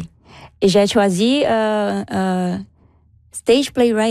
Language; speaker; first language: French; non-native, learner; Portuguese